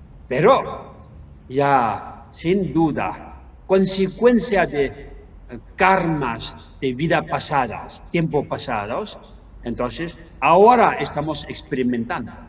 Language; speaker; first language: Spanish; non-native, learner; Tibetan